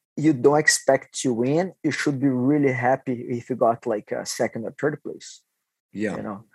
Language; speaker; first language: English; non-native, fluent; Portuguese